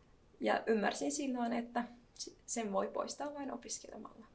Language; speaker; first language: Finnish; non-native, fluent; Arabic